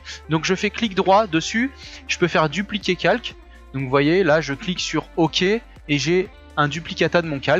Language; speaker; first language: French; native; French